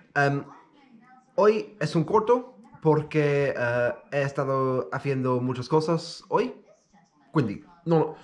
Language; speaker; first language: Italian; non-native, learner; English